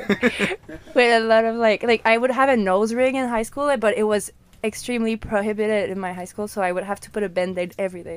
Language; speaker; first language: English; non-native, fluent; French